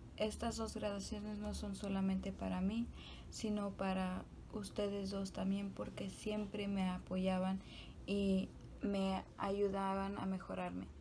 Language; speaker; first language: Spanish; early bilingual, other home language; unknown